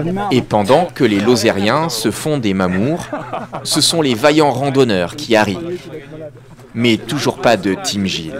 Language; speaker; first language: French; native; French